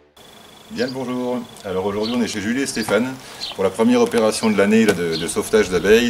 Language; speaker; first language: French; native; French